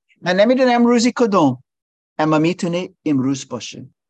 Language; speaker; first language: Persian; non-native, learner; English